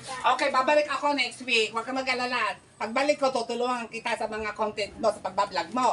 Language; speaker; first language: Filipino; native; Filipino